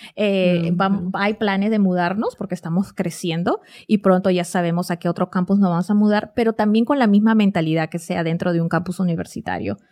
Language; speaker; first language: Spanish; native; Spanish